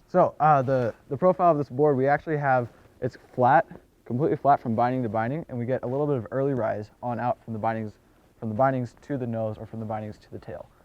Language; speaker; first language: English; native; English